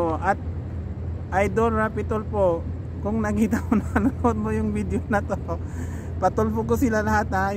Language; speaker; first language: Filipino; non-native, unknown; Persian